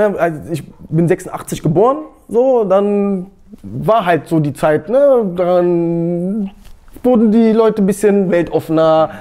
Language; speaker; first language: German; native; German